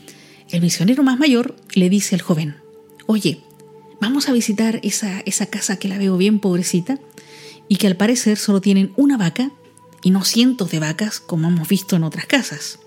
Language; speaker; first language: Spanish; native; Spanish